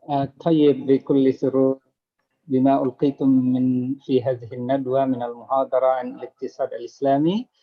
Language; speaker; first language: Arabic; non-native, fluent; Indonesian